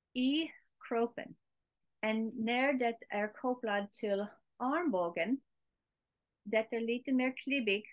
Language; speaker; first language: Swedish; non-native, learner; English